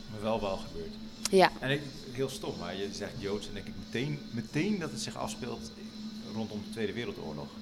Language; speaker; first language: Dutch; native; Dutch